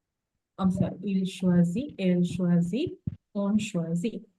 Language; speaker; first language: French; non-native, fluent; English